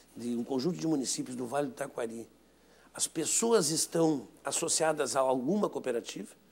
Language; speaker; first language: Portuguese; native; Portuguese